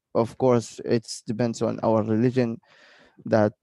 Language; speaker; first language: English; non-native, fluent; Arabic